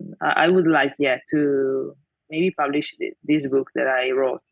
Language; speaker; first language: English; non-native, fluent; Italian